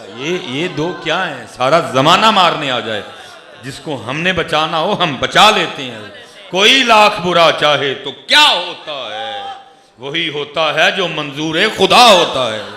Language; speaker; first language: Urdu; non-native, local second language; Punjabi